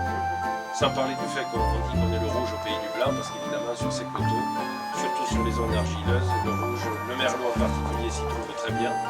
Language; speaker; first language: French; native; French